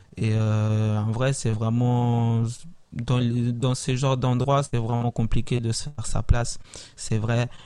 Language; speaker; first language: French; early bilingual, other home language; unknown